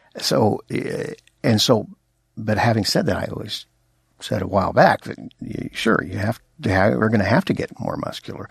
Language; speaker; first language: English; native; English